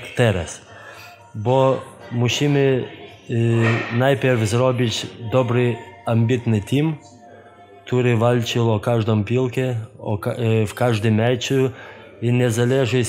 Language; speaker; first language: Polish; non-native, fluent; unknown